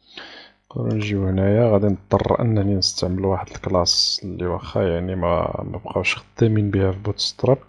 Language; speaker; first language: Arabic; native; Arabic